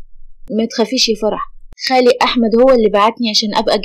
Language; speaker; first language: Arabic; native; Arabic